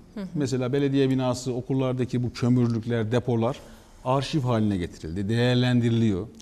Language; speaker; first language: Turkish; native; Turkish